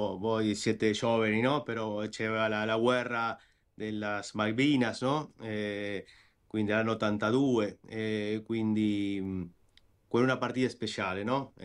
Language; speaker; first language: Italian; non-native, fluent; Spanish